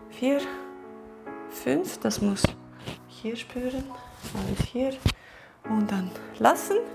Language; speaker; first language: German; non-native, learner; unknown